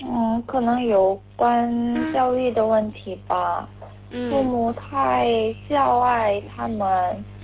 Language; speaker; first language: Chinese; non-native, learner; Korean